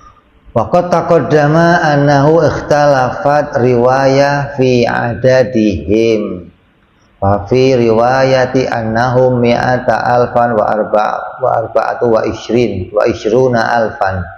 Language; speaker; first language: Arabic; non-native, fluent; Indonesian